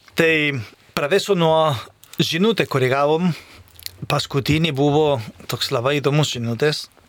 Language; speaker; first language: Lithuanian; non-native, fluent; Spanish